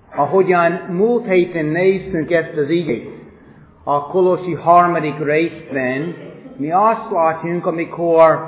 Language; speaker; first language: Hungarian; non-native, fluent; English